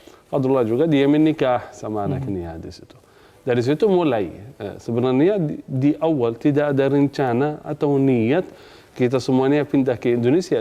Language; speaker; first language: Indonesian; non-native, fluent; Arabic